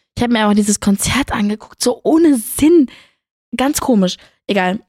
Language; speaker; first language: German; native; German